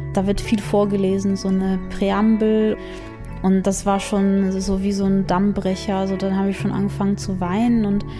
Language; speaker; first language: German; early bilingual, other home language; Polish